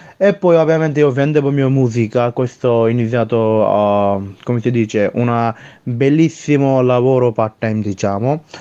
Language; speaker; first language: Italian; non-native, learner; Bangla